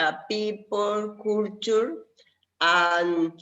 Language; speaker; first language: English; non-native, learner; Spanish